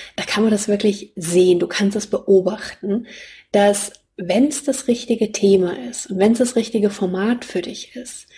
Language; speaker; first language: German; native; German